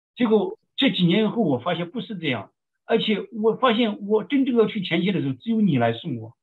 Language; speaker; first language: Chinese; native; Chinese